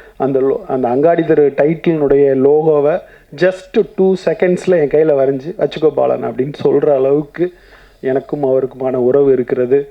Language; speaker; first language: Tamil; native; Tamil